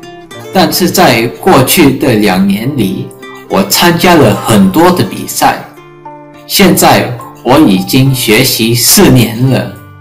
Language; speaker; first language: Chinese; early bilingual, heritage; English